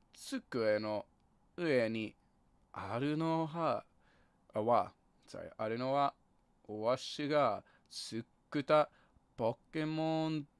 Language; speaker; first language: Japanese; non-native, learner; English